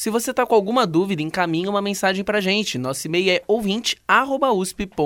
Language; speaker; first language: Portuguese; native; Portuguese